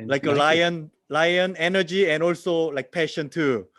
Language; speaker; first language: English; non-native, learner; Korean